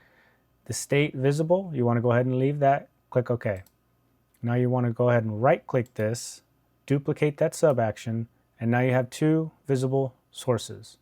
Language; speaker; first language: English; native; English